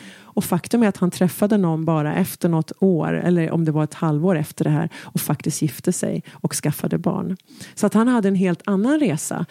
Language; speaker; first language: Swedish; native; Swedish